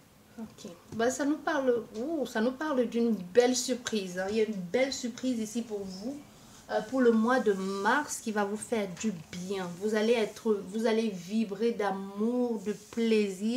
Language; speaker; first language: French; native; French